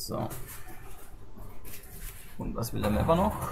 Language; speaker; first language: German; native; German